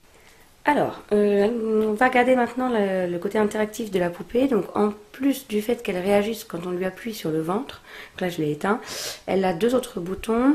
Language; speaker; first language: French; native; French